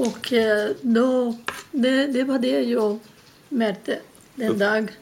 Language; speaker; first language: Swedish; non-native, learner; Spanish